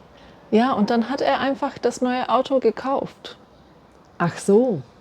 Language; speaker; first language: German; non-native, fluent; English